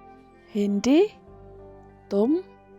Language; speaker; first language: Hindi; non-native, local second language; Khasi